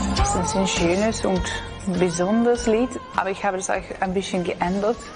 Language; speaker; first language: German; non-native, learner; Dutch